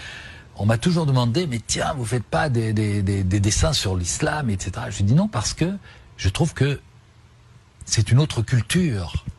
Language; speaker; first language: French; native; French